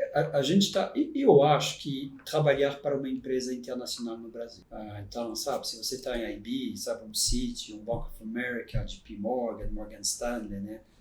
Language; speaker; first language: Portuguese; non-native, fluent; French